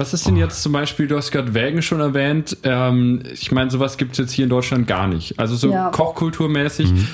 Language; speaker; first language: German; native; German